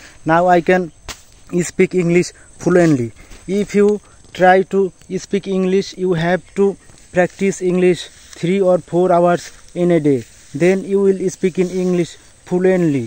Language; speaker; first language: English; non-native, learner; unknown